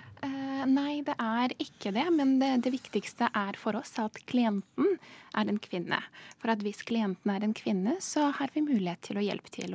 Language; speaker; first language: Norwegian; non-native, fluent; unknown